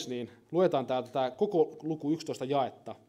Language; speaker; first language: Finnish; native; Finnish